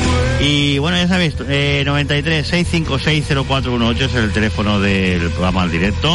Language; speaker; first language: Spanish; native; Spanish